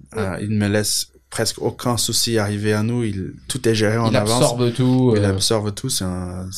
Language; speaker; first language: French; non-native, fluent; Portuguese